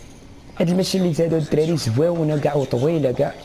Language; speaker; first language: Arabic; native; Arabic